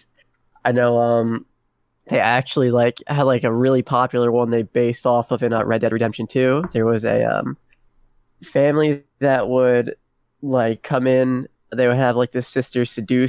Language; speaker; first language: English; native; English